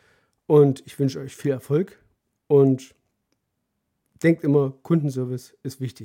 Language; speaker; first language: German; native; German